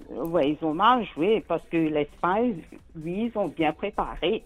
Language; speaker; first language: French; non-native, local second language; Morisyen